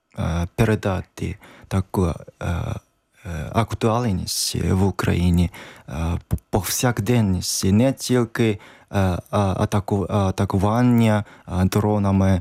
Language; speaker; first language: Ukrainian; non-native, learner; Japanese